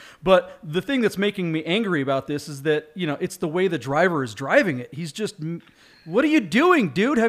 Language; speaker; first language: English; native; English